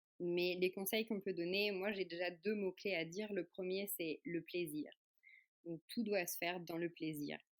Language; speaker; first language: French; native; French